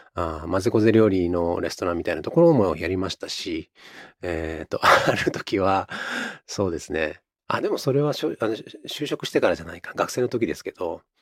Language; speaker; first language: Japanese; native; Japanese